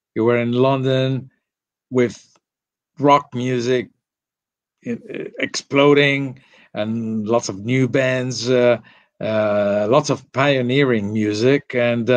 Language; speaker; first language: English; non-native, fluent; Italian